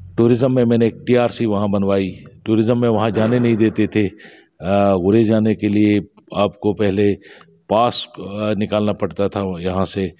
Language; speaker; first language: Hindi; non-native, local second language; Shina